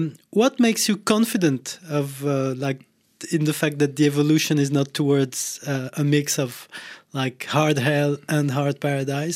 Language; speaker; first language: English; non-native, fluent; French